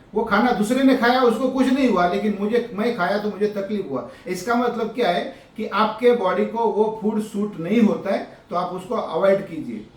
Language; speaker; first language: Hindi; non-native, local second language; Marathi